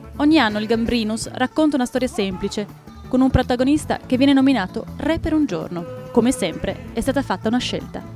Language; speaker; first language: Italian; native; Italian